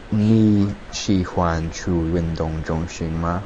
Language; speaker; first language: Chinese; non-native, learner; English